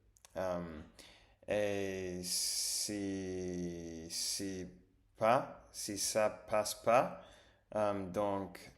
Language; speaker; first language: French; non-native, learner; English